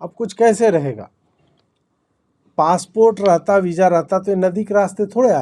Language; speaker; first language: Hindi; native; Hindi